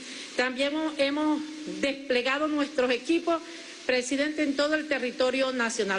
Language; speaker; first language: Spanish; native; Spanish